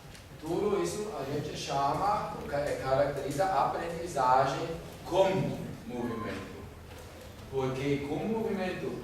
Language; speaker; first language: Portuguese; non-native, fluent; German